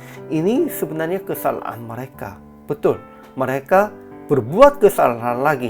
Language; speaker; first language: Indonesian; non-native, fluent; Korean